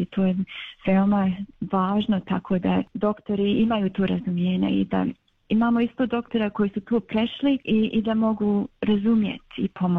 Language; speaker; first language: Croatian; early bilingual, other home language; Bosnian